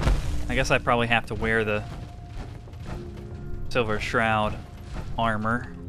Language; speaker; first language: English; native; English